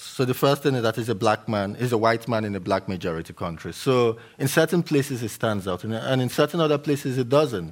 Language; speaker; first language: English; native; English